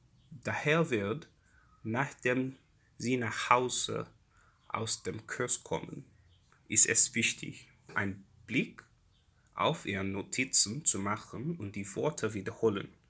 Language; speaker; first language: German; non-native, learner; English